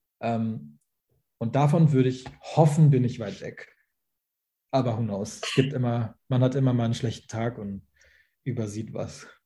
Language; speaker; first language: German; early bilingual, other home language; Persian